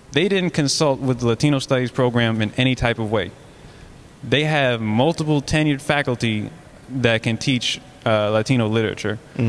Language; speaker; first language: English; native; English